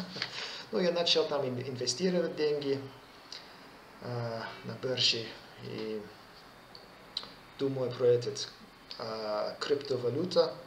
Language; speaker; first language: Russian; non-native, fluent; English